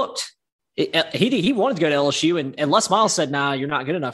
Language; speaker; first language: English; native; English